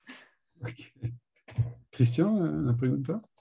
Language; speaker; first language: Spanish; non-native, learner; French